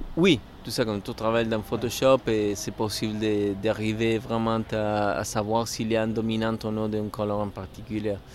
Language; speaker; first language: French; non-native, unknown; Spanish